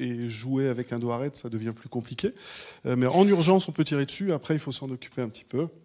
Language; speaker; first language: French; native; French